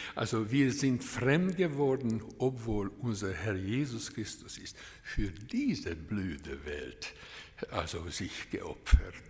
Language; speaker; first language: German; non-native, fluent; Hungarian